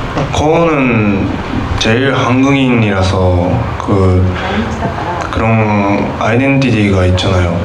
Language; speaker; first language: Korean; non-native, learner; Japanese